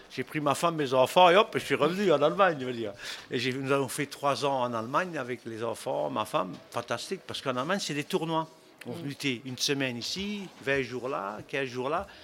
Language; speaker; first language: French; native; French